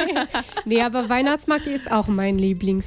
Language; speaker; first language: German; non-native, fluent; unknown